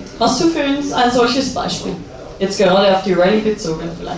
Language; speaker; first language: German; native; German